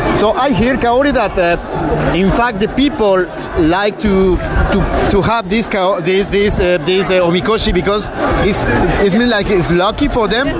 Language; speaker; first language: English; non-native, learner; Spanish